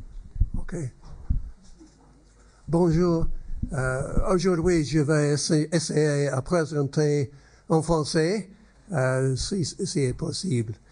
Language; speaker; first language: French; non-native, learner; English